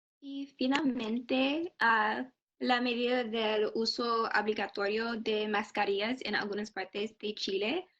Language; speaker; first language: Spanish; non-native, learner; English